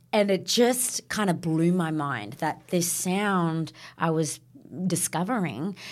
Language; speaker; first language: English; native; English